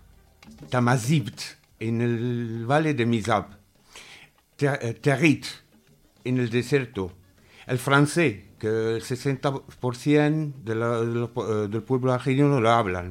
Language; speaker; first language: Spanish; non-native, fluent; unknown